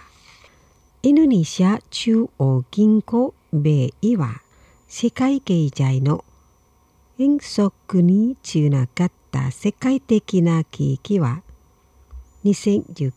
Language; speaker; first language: Japanese; non-native, fluent; Indonesian